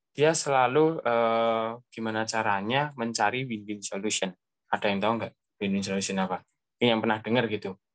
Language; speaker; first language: Indonesian; native; Indonesian